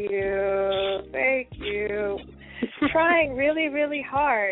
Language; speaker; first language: English; native; English